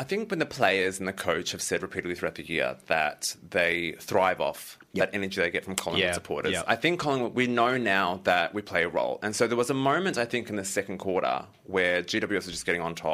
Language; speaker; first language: English; native; English